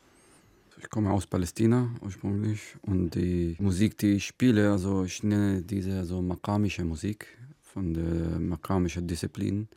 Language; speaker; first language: German; non-native, fluent; Arabic